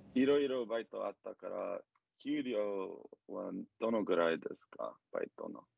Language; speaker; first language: Japanese; non-native, learner; English